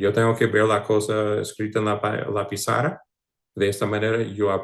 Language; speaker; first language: Spanish; non-native, fluent; English